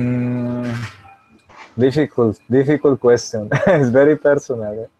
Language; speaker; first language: English; non-native, learner; Spanish